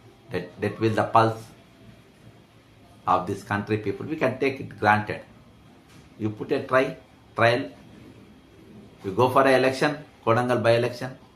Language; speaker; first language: English; non-native, local second language; Telugu